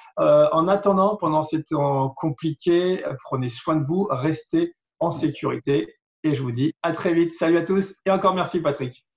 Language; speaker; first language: French; native; French